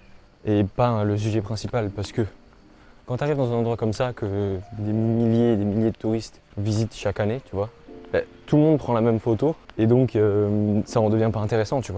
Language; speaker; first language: French; native; French